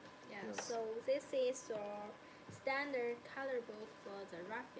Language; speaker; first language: English; non-native, learner; Chinese